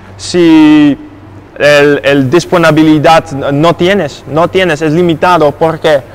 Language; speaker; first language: Spanish; non-native, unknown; Dutch